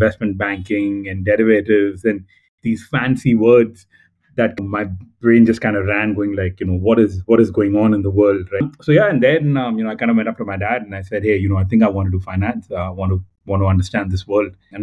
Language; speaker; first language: English; non-native, local second language; Telugu